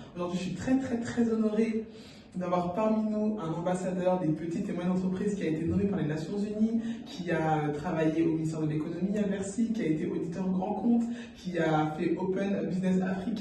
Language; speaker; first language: French; native; French